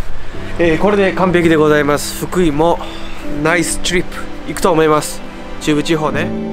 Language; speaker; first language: Japanese; native; Japanese